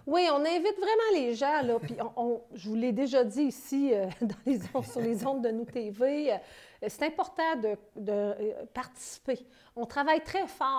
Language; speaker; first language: French; native; French